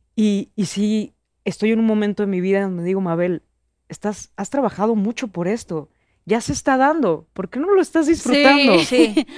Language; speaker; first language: Spanish; native; Spanish